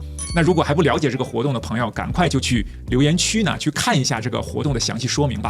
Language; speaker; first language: Chinese; native; Chinese